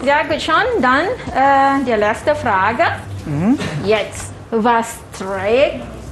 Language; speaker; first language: German; non-native, fluent; Malay